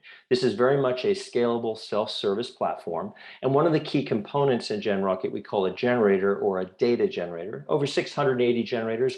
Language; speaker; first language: English; native; English